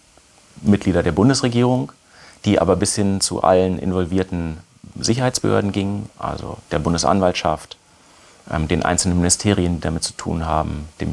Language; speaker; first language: German; native; German